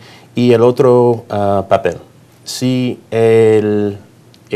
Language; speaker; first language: Spanish; non-native, learner; English